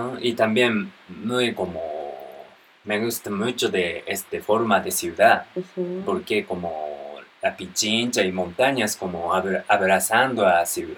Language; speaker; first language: Spanish; non-native, learner; Japanese